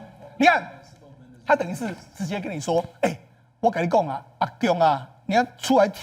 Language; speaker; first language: Chinese; native; Chinese